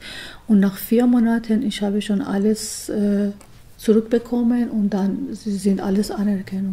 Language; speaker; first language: German; non-native, learner; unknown